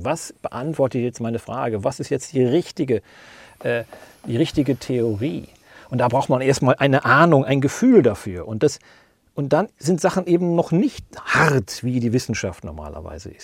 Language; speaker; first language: German; native; German